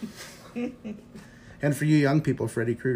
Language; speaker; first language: English; native; English